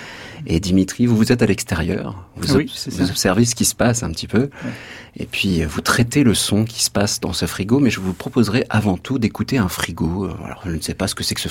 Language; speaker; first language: French; native; French